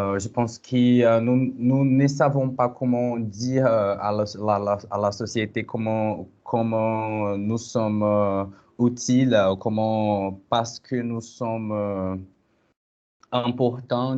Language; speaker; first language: French; non-native, learner; Portuguese